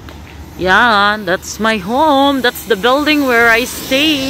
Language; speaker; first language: English; non-native, local second language; Filipino